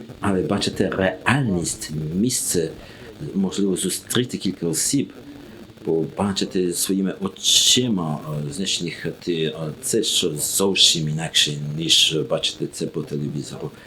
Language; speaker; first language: Ukrainian; non-native, learner; French